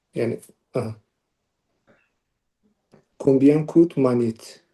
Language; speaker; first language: French; non-native, learner; Azerbaijani